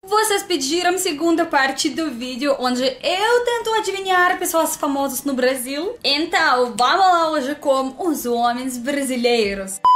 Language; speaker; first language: Portuguese; non-native, learner; Russian